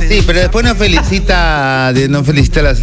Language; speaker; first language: Spanish; native; Spanish